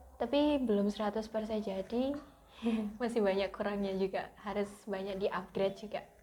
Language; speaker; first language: Indonesian; native; Indonesian